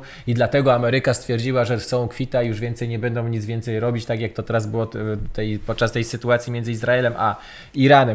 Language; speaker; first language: Polish; native; Polish